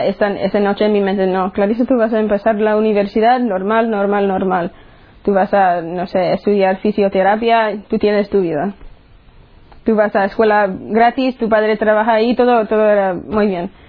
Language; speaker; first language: Spanish; early bilingual, heritage; English